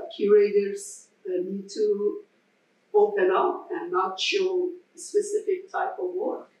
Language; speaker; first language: English; non-native, fluent; Persian